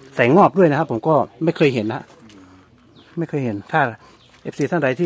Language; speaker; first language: Thai; non-native, local second language; Northeastern Thai